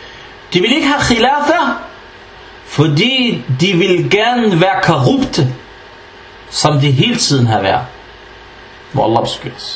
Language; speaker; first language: Danish; non-native, fluent; Arabic